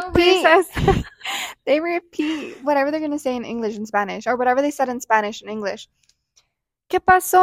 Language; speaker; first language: English; non-native, fluent; Spanish